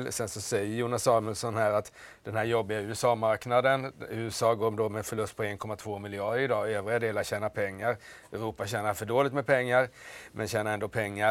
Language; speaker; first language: Swedish; native; Swedish